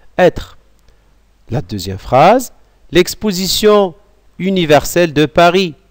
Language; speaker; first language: French; non-native, local second language; Arabic